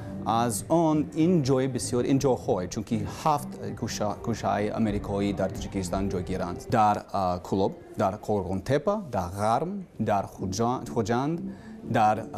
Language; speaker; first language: Persian; non-native, learner; English